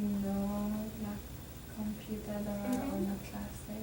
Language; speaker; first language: Spanish; non-native, learner; English